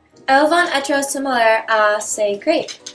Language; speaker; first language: French; non-native, learner; English